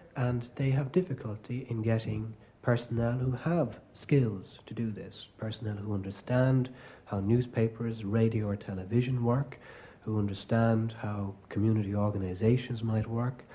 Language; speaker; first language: English; native; English